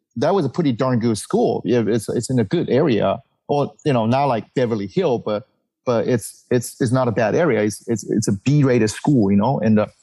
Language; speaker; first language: English; early bilingual, other home language; Chinese